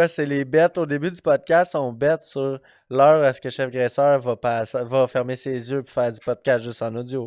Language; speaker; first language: French; native; French